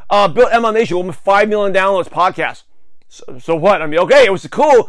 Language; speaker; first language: English; native; English